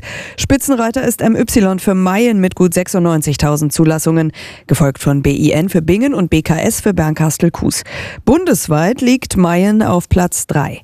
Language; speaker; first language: German; native; German